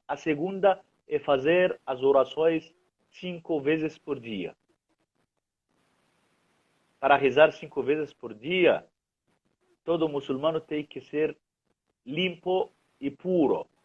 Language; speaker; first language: Portuguese; non-native, fluent; Arabic